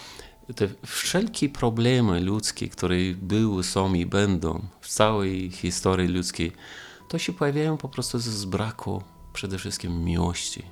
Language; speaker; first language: Polish; non-native, fluent; Romanian